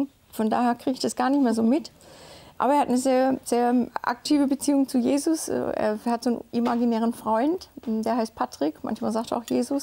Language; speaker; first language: German; native; German